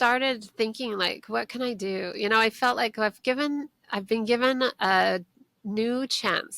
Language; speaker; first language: English; native; English